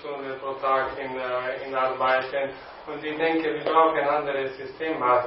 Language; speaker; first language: German; non-native, learner; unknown